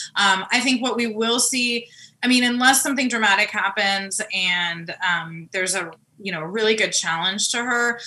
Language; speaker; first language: English; native; English